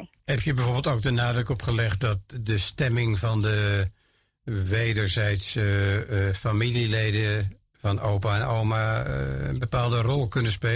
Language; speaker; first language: Dutch; native; Dutch